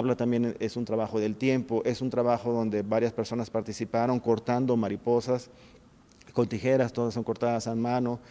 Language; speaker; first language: Spanish; native; Spanish